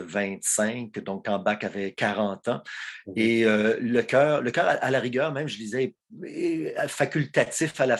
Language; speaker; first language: French; native; French